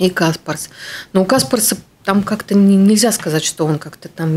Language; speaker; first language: Russian; native; Russian